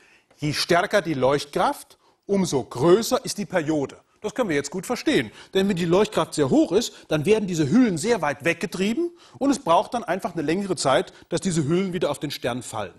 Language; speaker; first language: German; native; German